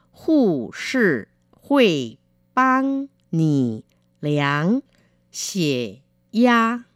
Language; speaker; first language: Chinese; non-native, fluent; Vietnamese